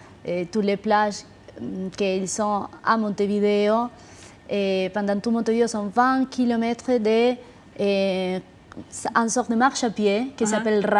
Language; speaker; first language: French; non-native, fluent; Spanish